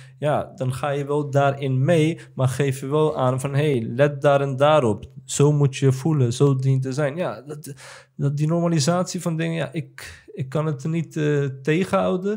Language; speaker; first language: Dutch; early bilingual, other home language; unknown